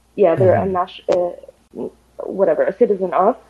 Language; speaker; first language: English; non-native, fluent; Arabic